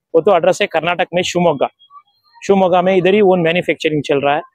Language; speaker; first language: Hindi; non-native, local second language; Kannada